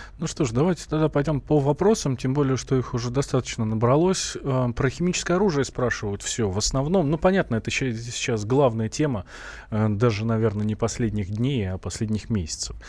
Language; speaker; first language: Russian; native; Russian